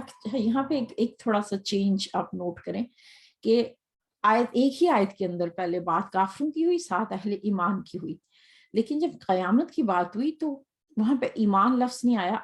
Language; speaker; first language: Urdu; native; Urdu